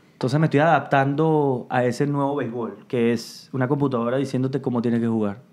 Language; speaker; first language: Spanish; native; Spanish